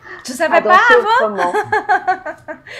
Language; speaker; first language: French; non-native, fluent; Portuguese